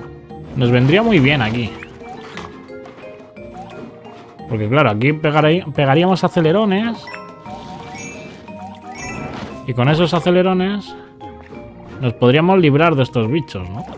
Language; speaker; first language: Spanish; native; Spanish